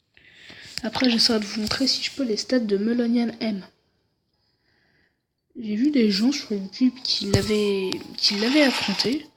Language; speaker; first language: French; native; French